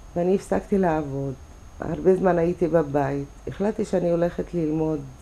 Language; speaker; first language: Hebrew; non-native, local second language; Arabic